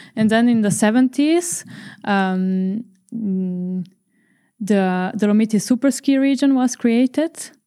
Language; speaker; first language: English; non-native, fluent; Italian